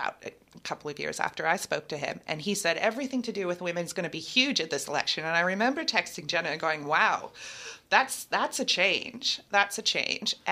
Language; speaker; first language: English; native; English